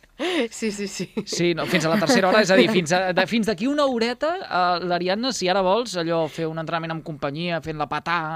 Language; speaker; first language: Catalan; native; Catalan